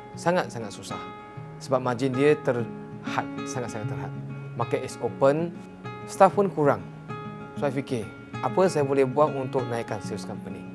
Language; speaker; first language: Malay; non-native, local second language; Chinese